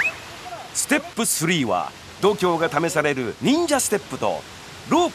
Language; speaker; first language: Japanese; native; Japanese